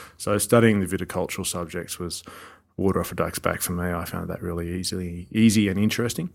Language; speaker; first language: English; native; English